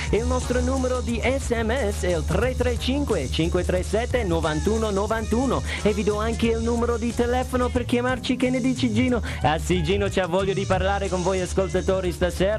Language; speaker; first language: Italian; non-native, fluent; English